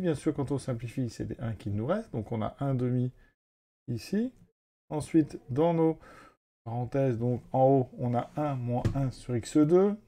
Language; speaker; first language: French; native; French